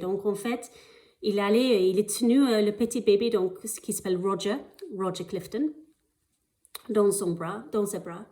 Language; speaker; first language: French; non-native, fluent; English